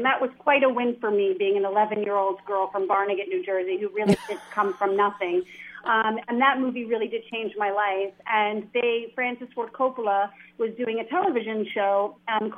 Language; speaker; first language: English; native; English